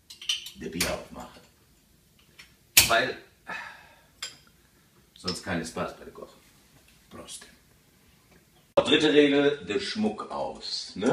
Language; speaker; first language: German; early bilingual, other home language; Italian